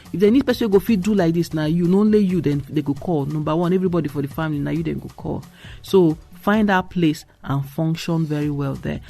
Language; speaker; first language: Nigerian Pidgin; non-native, local second language; Igbo